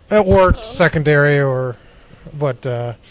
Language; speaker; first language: English; native; English